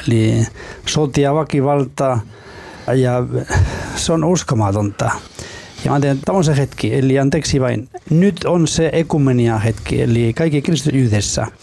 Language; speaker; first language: Finnish; non-native, fluent; Spanish